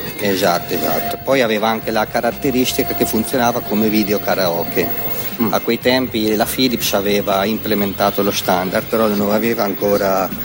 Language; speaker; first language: Italian; native; Italian